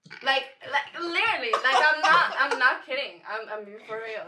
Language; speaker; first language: English; non-native, fluent; Spanish